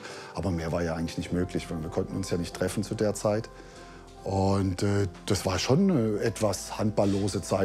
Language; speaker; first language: German; native; German